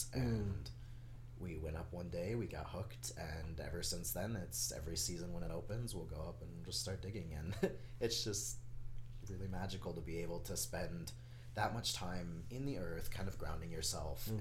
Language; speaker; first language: English; native; English